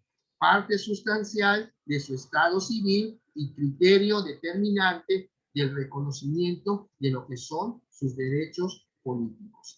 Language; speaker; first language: Spanish; native; Spanish